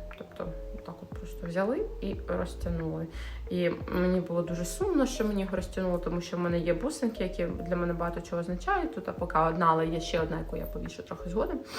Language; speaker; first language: Ukrainian; native; Ukrainian